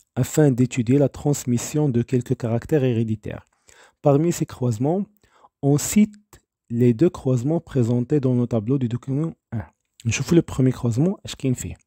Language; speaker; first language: French; non-native, local second language; Arabic